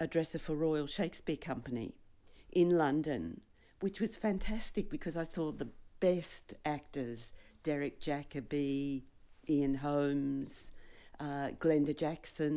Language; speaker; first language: English; native; English